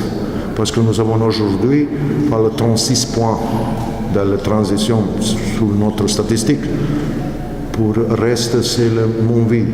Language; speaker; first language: French; non-native, learner; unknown